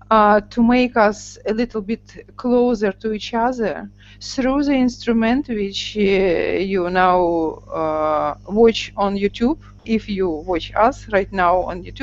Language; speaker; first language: English; non-native, learner; Russian